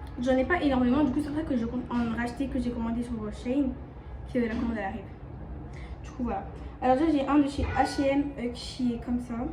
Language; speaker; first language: French; early bilingual, other home language; Bambara